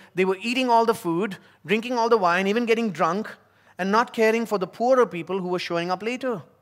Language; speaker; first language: English; non-native, local second language; Tamil